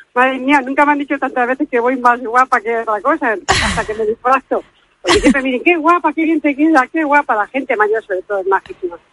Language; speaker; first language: Spanish; native; Spanish